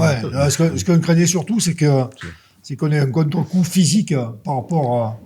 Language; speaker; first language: French; native; French